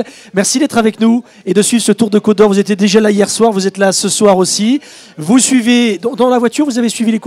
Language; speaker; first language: French; native; French